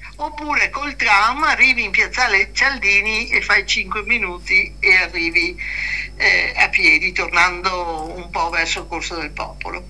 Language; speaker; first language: Italian; native; Italian